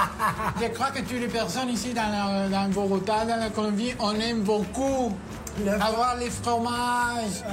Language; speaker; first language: French; non-native, learner; Spanish